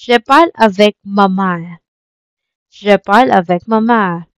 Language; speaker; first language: French; non-native, local second language; Filipino